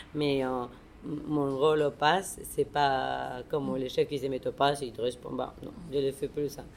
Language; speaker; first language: French; non-native, fluent; Spanish